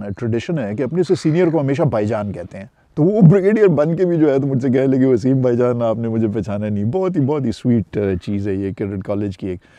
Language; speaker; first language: Urdu; non-native, local second language; Pashto